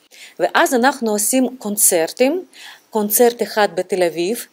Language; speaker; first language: Hebrew; non-native, fluent; Russian